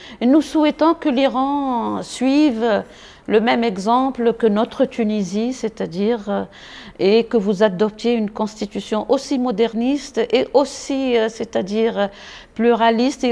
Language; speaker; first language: French; non-native, local second language; Arabic